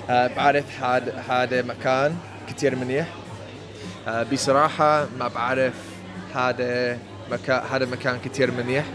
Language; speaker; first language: Arabic; non-native, learner; English